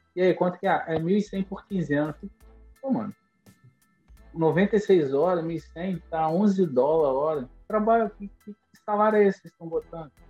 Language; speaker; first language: Portuguese; native; Portuguese